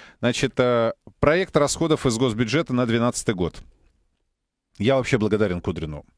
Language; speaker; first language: Russian; native; Russian